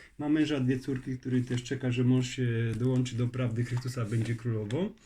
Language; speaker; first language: Polish; native; Polish